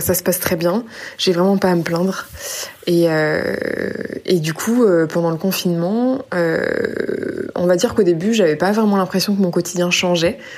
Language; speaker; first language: French; native; French